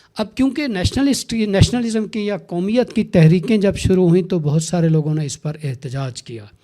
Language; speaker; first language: Urdu; non-native, local second language; Saraiki